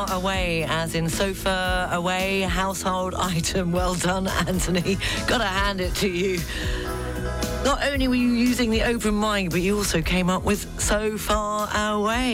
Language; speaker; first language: English; native; English